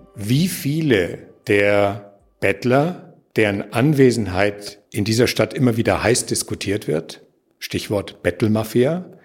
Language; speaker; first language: German; native; German